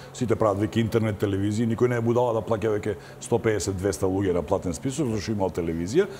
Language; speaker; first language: Macedonian; native; Macedonian